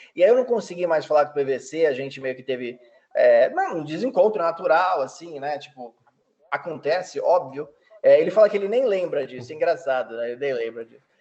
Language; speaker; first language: Portuguese; early bilingual, heritage; Portuguese